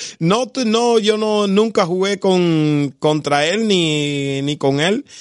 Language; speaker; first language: Spanish; native; Spanish